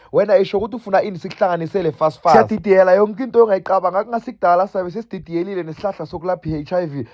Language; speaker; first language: Zulu; non-native, local second language; South Ndebele